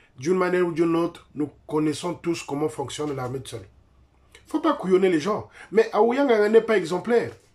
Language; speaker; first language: French; non-native, local second language; Lingala